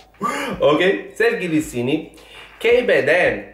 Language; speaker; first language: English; non-native, fluent; Italian